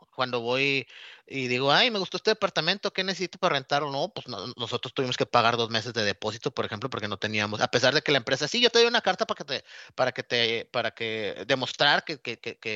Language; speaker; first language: Spanish; native; Spanish